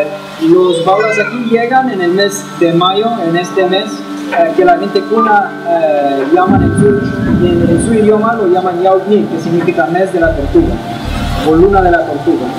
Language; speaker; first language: Spanish; non-native, fluent; English